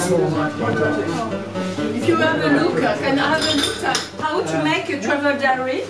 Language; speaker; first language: English; non-native, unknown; French